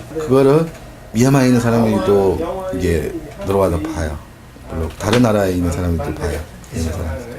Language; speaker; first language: Korean; non-native, fluent; Burmese